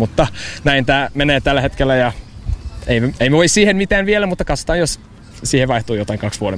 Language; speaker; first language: Finnish; non-native, fluent; English